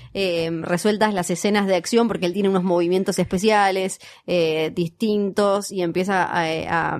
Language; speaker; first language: Spanish; native; Spanish